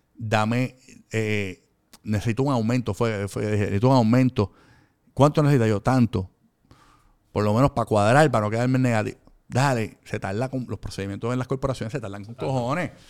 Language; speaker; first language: Spanish; native; Spanish